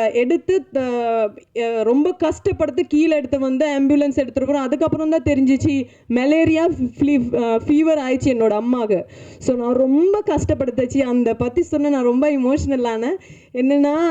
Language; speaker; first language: Tamil; non-native, learner; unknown